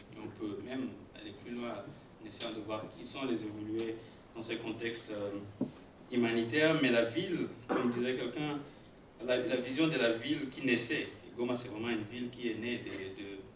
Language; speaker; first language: French; non-native, local second language; Swahili